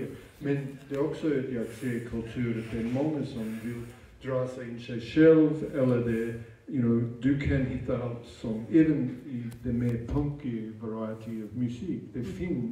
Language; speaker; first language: Swedish; non-native, fluent; English